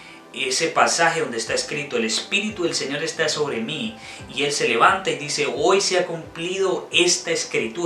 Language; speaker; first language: Spanish; native; Spanish